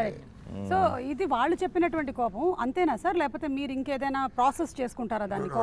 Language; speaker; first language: Telugu; native; Telugu